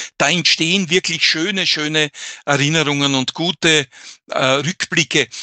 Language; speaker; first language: German; native; German